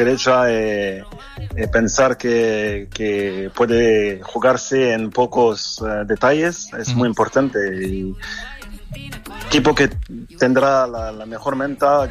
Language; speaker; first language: Spanish; non-native, fluent; French